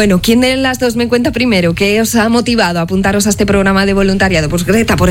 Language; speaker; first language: Spanish; native; Spanish